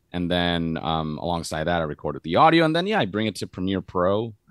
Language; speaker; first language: English; non-native, fluent; Spanish